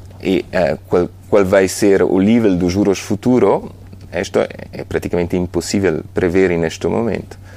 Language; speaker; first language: Portuguese; non-native, fluent; Italian